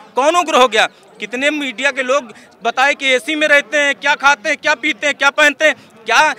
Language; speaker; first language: Hindi; native; Hindi